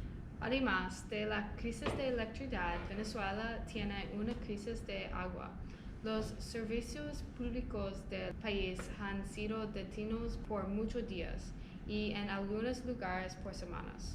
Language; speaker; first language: Spanish; non-native, learner; English